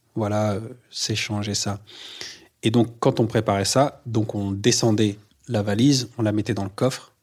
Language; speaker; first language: French; native; French